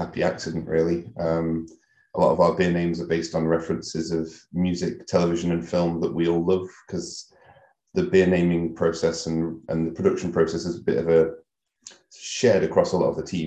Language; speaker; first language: English; native; English